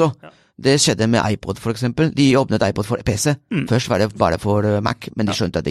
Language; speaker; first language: Swedish; non-native, fluent; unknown